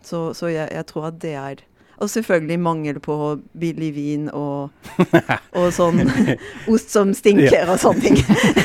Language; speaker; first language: Norwegian; non-native, fluent; French